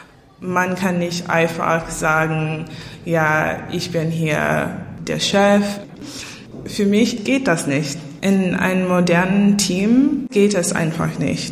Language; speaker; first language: German; non-native, learner; English